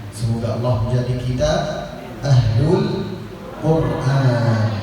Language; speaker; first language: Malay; non-native, learner; Arabic